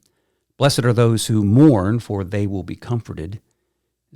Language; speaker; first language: English; native; English